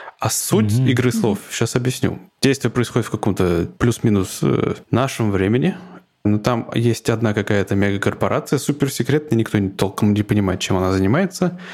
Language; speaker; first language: Russian; native; Russian